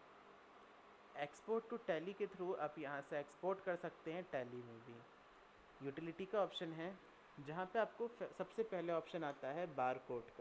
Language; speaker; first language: Hindi; native; Hindi